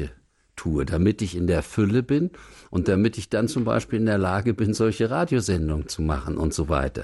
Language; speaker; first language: German; native; German